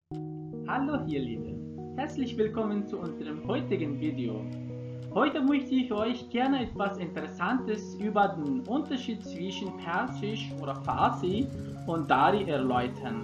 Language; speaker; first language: German; non-native, fluent; Persian